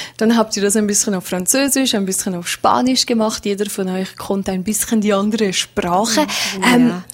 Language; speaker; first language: German; native; German